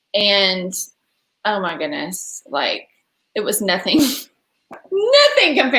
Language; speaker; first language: English; native; English